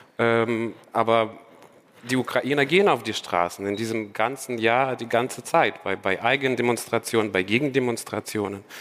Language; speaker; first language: German; non-native, fluent; Ukrainian